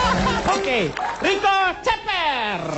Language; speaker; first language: Indonesian; native; Indonesian